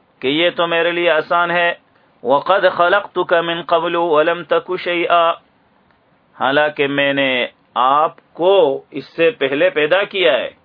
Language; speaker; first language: Urdu; native; Urdu